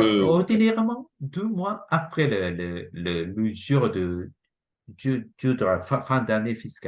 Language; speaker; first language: French; non-native, fluent; Japanese